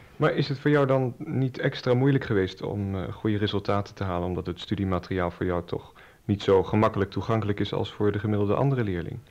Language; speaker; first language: Dutch; native; Dutch